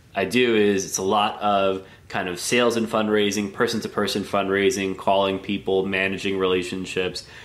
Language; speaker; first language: English; native; English